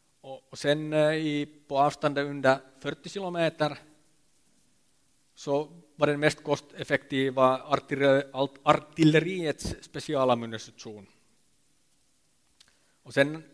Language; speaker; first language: Swedish; non-native, local second language; Finnish